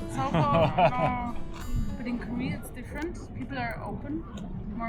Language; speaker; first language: English; non-native, fluent; German